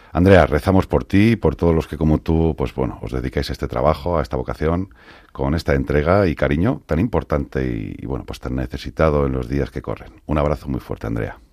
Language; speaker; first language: Spanish; native; Spanish